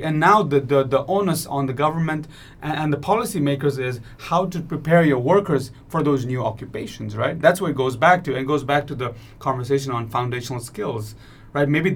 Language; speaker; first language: English; non-native, local second language; Nepali